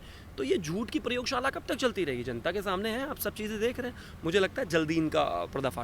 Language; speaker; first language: Hindi; native; Hindi